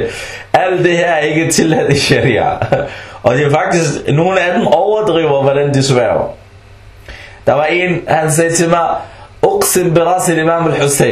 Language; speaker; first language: Danish; early bilingual, other home language; Arabic